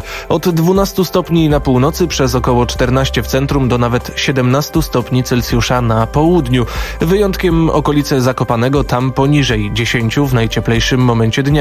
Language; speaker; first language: Polish; native; Polish